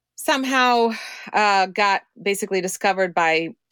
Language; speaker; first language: English; non-native, fluent; Croatian